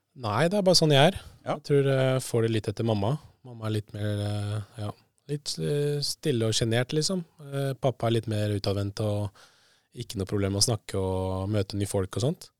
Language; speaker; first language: Norwegian; early bilingual, other home language; Spanish